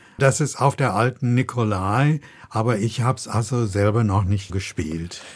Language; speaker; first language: German; non-native, fluent; English